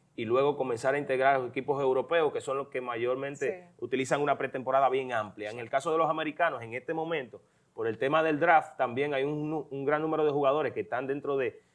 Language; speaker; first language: Spanish; native; Spanish